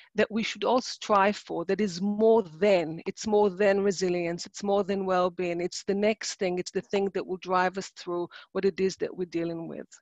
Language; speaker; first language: English; non-native, fluent; Hebrew